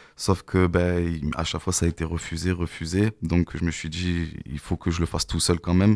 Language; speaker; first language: French; native; French